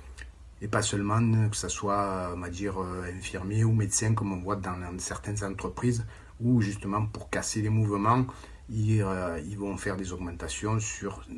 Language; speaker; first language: French; native; French